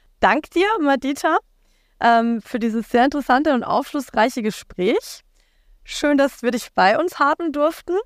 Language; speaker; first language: German; native; German